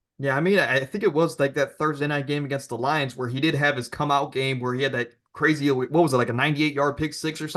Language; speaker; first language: English; native; English